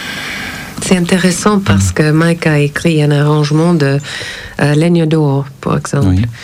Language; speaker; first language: French; non-native, fluent; English